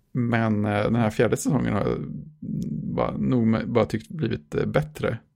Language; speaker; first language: Swedish; native; Swedish